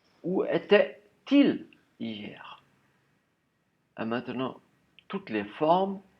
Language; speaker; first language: French; non-native, fluent; German